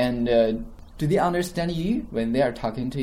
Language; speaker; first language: English; non-native, fluent; Chinese